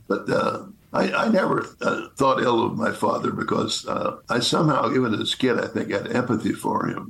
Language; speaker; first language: English; native; English